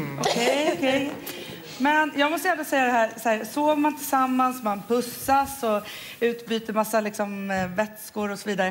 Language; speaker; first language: Swedish; native; Swedish